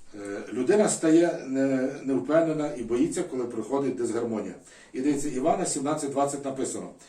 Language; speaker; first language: Ukrainian; non-native, local second language; Russian